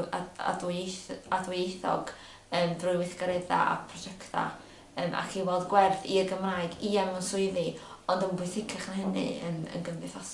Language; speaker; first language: Welsh; native; Welsh